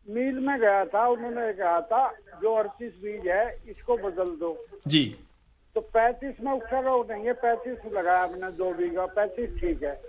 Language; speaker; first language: Hindi; native; Hindi